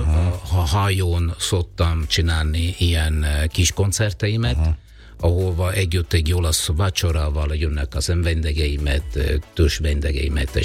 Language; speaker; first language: Hungarian; non-native, learner; Italian